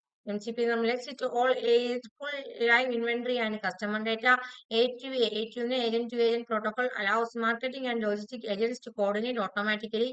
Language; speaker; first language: English; non-native, local second language; Malayalam